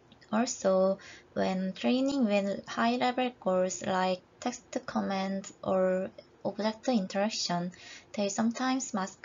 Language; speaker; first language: English; non-native, fluent; Korean